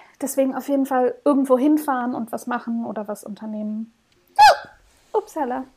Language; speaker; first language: German; early bilingual, heritage; German